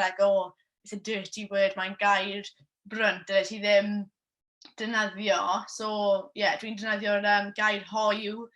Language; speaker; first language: Welsh; non-native, local second language; English